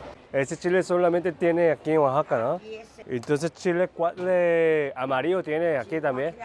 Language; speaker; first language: Spanish; non-native, learner; Korean